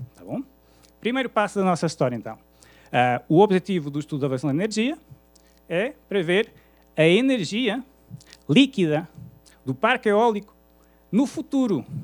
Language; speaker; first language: Portuguese; native; Portuguese